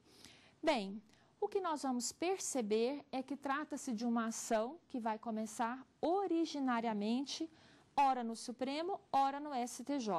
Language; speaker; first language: Portuguese; native; Portuguese